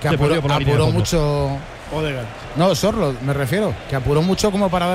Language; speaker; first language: Spanish; native; Spanish